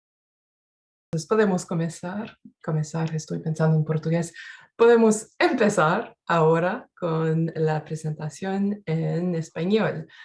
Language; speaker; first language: Spanish; non-native, fluent; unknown